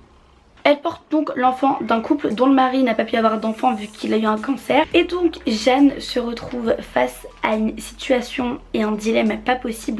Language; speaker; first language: French; native; French